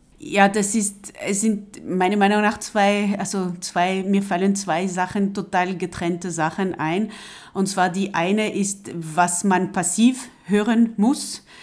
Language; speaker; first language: German; non-native, fluent; French